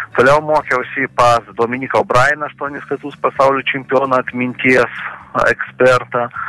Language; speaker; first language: Lithuanian; early bilingual, heritage; Lithuanian